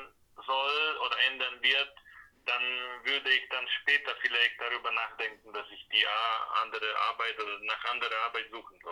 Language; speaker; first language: German; non-native, fluent; Slovak